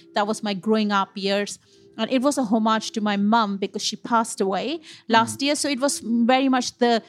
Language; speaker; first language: English; non-native, local second language; Punjabi